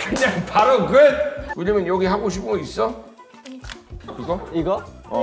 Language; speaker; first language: Korean; non-native, fluent; English